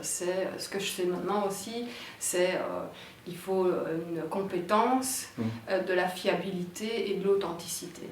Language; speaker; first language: French; native; French